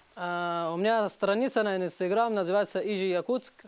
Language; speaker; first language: Russian; non-native, learner; Arabic